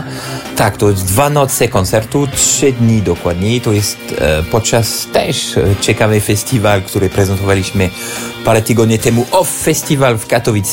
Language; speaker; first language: Polish; non-native, fluent; French